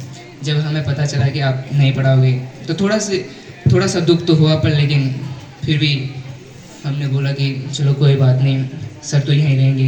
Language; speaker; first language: Hindi; native; Hindi